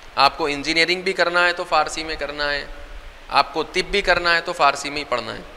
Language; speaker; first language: Urdu; native; Urdu